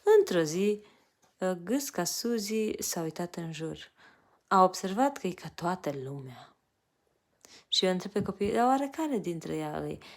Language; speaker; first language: Romanian; native; Romanian